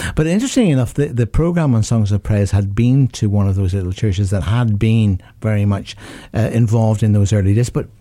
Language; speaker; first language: English; native; English